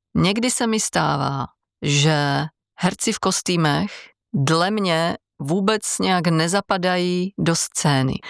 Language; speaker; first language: Czech; native; Czech